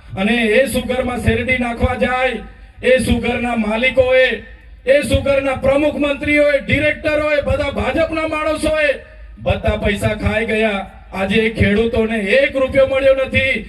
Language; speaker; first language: Gujarati; non-native, local second language; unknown